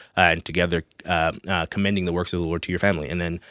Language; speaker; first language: English; non-native, local second language; Shona